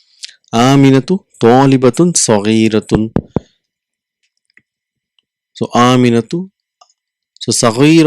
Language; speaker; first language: Arabic; non-native, fluent; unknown